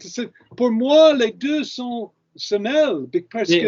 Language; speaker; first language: French; non-native, fluent; English